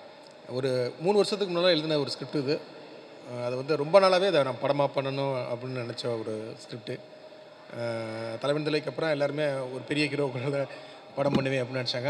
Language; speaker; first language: Tamil; native; Tamil